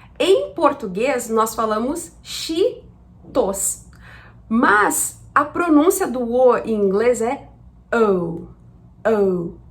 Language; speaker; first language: Portuguese; native; Portuguese